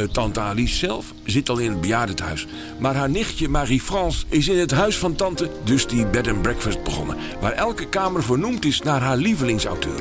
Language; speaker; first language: Dutch; native; Dutch